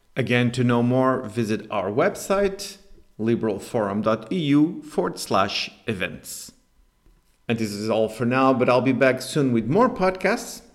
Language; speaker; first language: English; non-native, fluent; Spanish